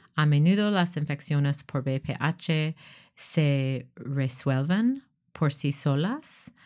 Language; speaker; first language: Spanish; non-native, learner; English